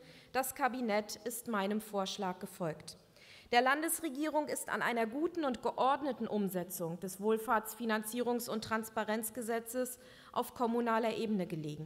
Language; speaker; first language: German; native; German